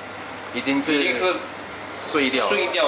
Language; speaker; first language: Chinese; native; Chinese